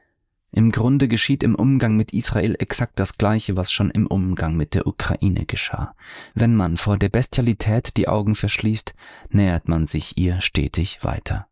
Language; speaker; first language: German; native; German